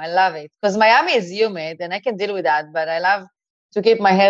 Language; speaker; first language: English; non-native, fluent; Hebrew